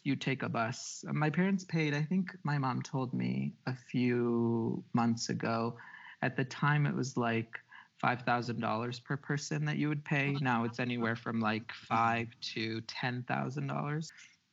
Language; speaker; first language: English; early bilingual, other home language; Spanish